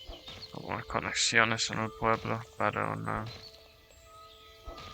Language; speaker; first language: Spanish; non-native, learner; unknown